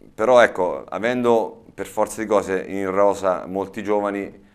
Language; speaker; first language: Italian; native; Italian